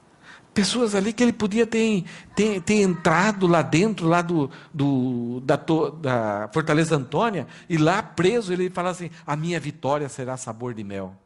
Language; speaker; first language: Portuguese; native; Portuguese